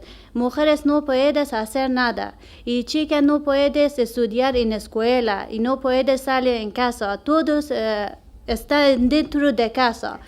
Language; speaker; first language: Spanish; non-native, learner; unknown